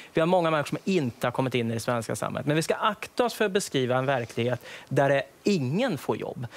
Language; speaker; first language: Swedish; native; Swedish